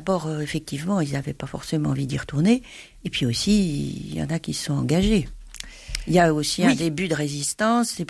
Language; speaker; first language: French; native; French